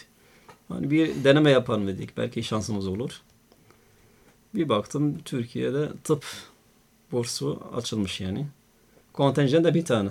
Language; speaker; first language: Turkish; non-native, fluent; Arabic